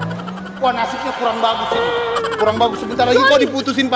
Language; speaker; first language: Indonesian; native; Indonesian